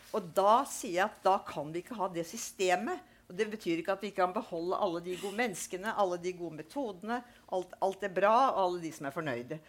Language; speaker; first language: Norwegian; native; Norwegian